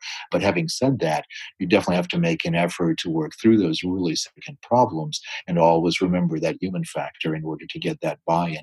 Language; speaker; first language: English; native; English